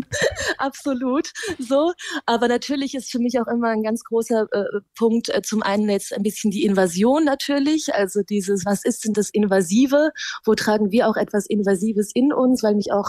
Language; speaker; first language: German; native; German